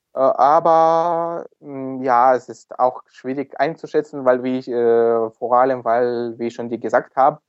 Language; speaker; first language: German; non-native, fluent; Ukrainian